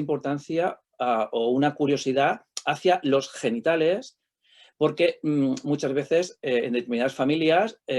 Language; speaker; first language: Spanish; native; Spanish